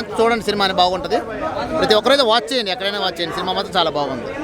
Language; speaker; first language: Telugu; native; Telugu